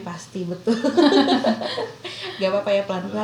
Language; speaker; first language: Indonesian; native; Indonesian